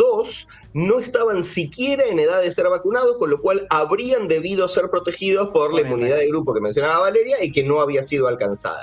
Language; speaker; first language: Spanish; native; Spanish